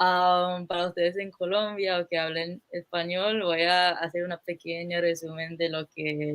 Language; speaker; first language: Spanish; non-native, fluent; English